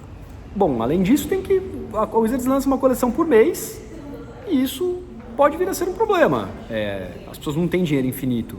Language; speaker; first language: Portuguese; native; Portuguese